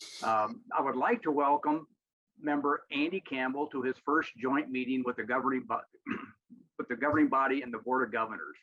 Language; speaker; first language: English; native; English